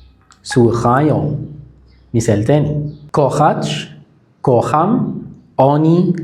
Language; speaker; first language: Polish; non-native, fluent; Arabic